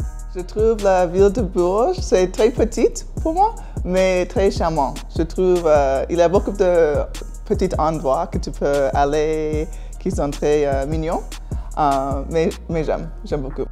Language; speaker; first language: French; non-native, fluent; English